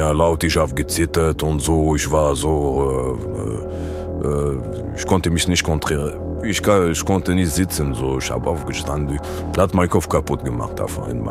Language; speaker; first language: German; non-native, learner; French